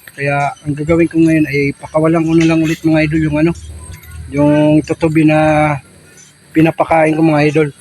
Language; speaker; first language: Filipino; native; Filipino